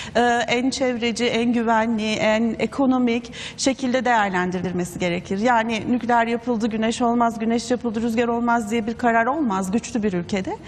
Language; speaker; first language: Turkish; native; Turkish